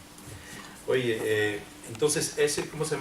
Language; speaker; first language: Spanish; non-native, fluent; English